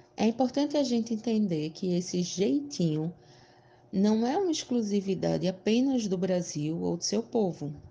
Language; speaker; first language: Portuguese; native; Portuguese